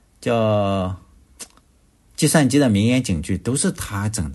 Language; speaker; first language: Chinese; native; Chinese